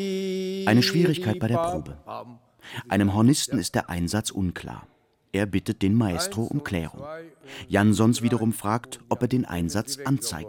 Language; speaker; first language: German; native; German